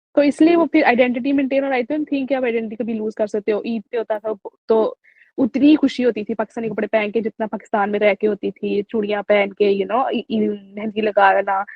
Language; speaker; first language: Urdu; native; Urdu